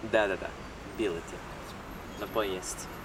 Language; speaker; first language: Russian; non-native, learner; English